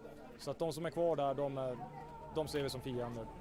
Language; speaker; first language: Swedish; native; Swedish